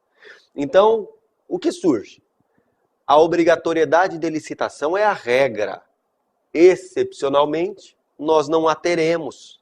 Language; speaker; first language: Portuguese; native; Portuguese